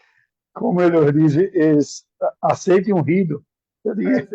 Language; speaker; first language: Spanish; non-native, fluent; Portuguese